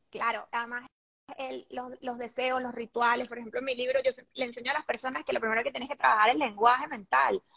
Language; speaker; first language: Spanish; native; Spanish